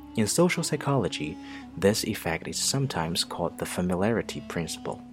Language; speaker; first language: English; non-native, fluent; Chinese